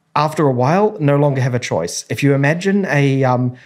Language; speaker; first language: English; native; English